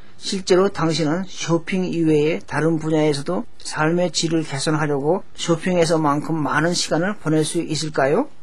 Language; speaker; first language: Korean; native; Korean